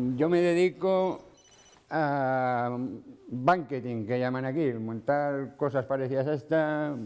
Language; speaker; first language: Spanish; native; Spanish